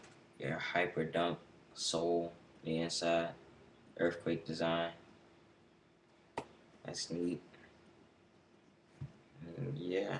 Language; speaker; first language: English; native; English